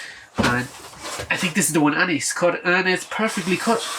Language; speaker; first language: English; native; English